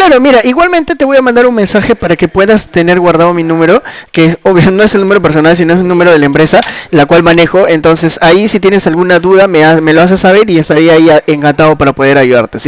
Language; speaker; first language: Spanish; native; Spanish